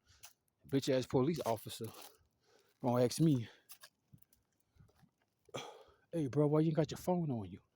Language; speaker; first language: English; native; English